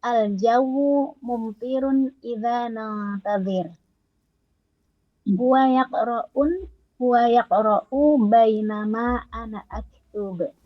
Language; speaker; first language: Arabic; non-native, learner; Indonesian